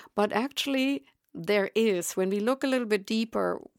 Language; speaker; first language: English; non-native, fluent; German